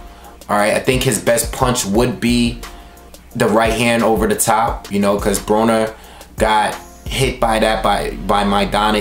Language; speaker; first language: English; native; English